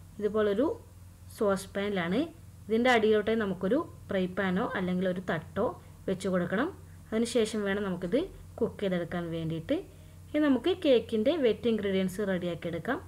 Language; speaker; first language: Malayalam; native; Malayalam